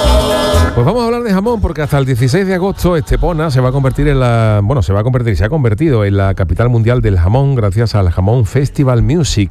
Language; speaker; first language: Spanish; native; Spanish